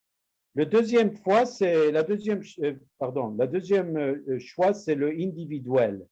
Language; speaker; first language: French; non-native, learner; Spanish